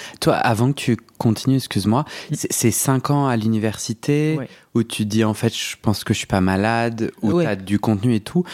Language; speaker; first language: French; native; French